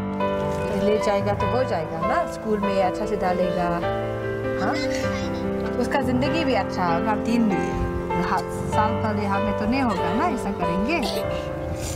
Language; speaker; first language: Hindi; non-native, local second language; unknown